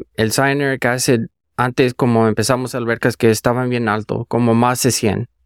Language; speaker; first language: Spanish; early bilingual, heritage; Spanish